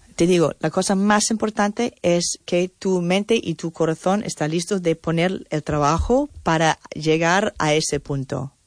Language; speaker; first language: Spanish; non-native, fluent; English